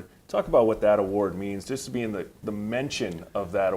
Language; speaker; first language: English; native; English